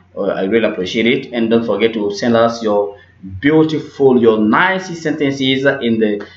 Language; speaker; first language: English; non-native, learner; French